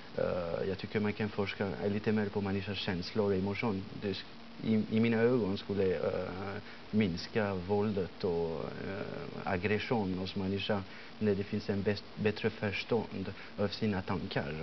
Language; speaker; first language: Swedish; non-native, fluent; French